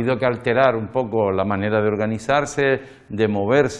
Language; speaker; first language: Spanish; native; Spanish